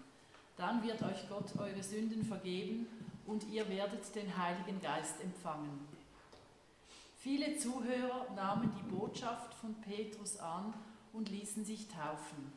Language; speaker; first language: German; native; German